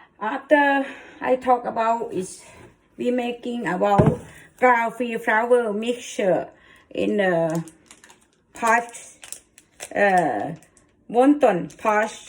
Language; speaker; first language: English; non-native, learner; Thai